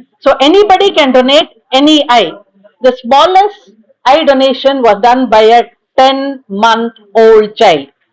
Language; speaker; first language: English; non-native, local second language; Tamil